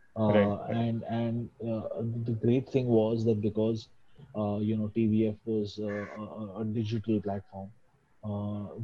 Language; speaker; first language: English; non-native, local second language; Hindi